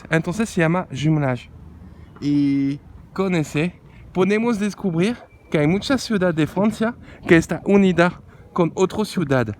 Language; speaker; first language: Spanish; non-native, learner; French